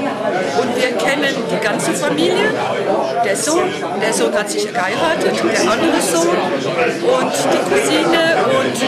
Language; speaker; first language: German; non-native, fluent; French